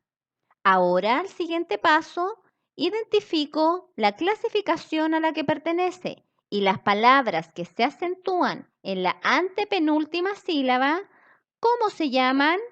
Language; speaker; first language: Spanish; native; Spanish